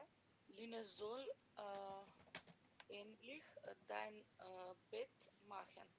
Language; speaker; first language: German; non-native, learner; Macedonian